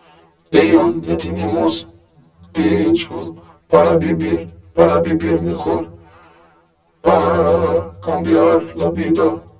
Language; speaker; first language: Spanish; non-native, learner; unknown